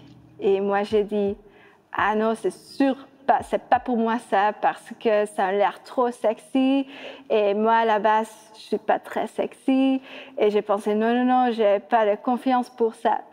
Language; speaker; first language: French; non-native, fluent; Dutch